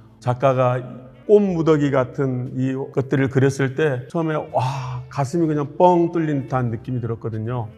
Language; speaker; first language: Korean; native; Korean